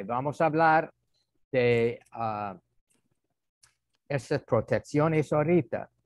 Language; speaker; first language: Spanish; non-native, fluent; English